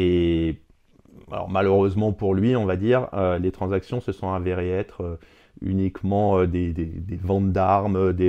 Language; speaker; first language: French; native; French